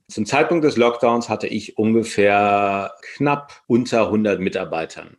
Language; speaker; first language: German; native; German